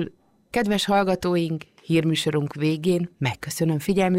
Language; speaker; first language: Hungarian; native; Hungarian